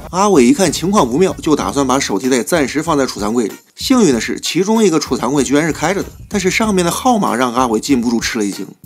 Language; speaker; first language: Chinese; native; Chinese